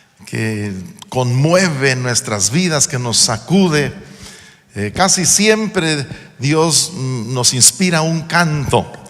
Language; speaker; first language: Spanish; non-native, local second language; English